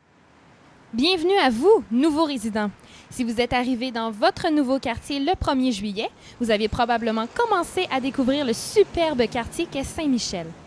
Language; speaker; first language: French; native; French